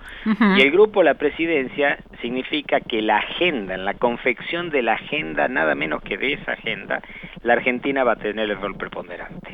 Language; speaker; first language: Spanish; native; Spanish